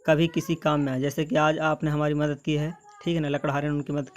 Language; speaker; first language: Hindi; native; Hindi